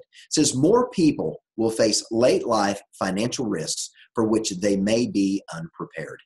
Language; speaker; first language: English; native; English